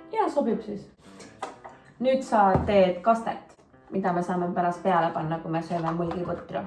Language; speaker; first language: Estonian; native; Estonian